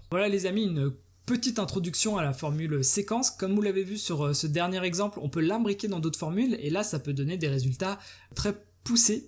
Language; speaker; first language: French; native; French